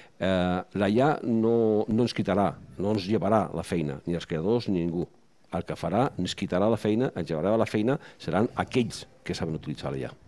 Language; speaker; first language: Catalan; non-native, local second language; Spanish